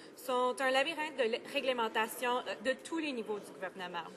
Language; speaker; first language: French; native; French